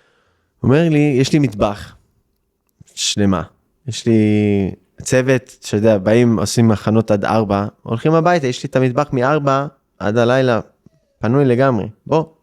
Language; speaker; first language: Hebrew; early bilingual, heritage; English